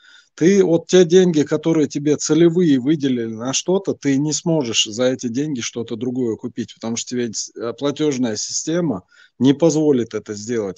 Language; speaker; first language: Russian; non-native, local second language; Chechen